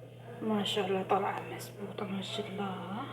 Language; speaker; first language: Arabic; non-native, fluent; Oromo